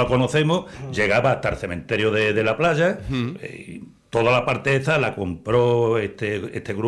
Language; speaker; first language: Spanish; native; Spanish